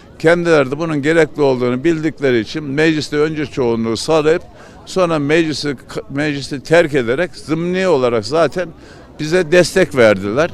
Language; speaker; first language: Turkish; native; Turkish